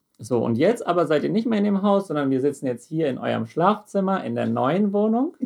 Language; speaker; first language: German; native; German